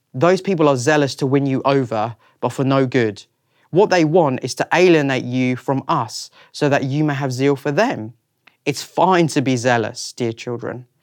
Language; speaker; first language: English; native; English